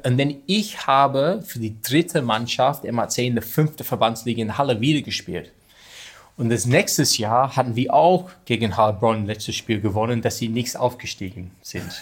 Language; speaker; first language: German; non-native, learner; English